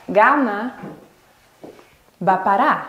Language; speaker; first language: Hebrew; non-native, fluent; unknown